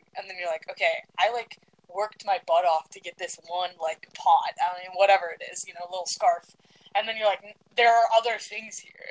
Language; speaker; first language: English; early bilingual, other home language; Greek